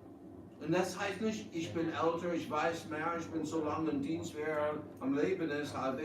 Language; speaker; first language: German; early bilingual, heritage; English